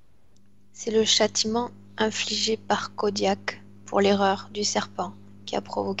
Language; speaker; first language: French; native; French